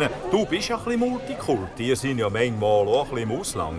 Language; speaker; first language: German; native; German